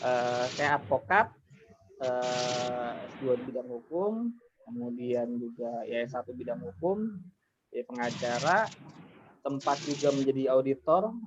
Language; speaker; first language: Indonesian; native; Indonesian